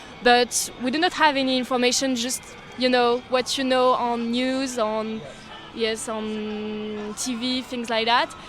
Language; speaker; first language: English; non-native, fluent; French